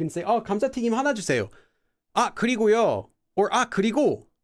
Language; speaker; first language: Korean; non-native, fluent; English